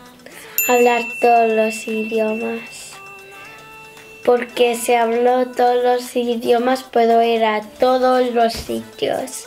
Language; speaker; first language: Spanish; early bilingual, heritage; Spanish